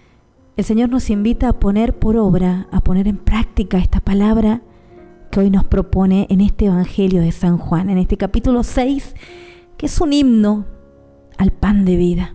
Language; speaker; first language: Spanish; native; Spanish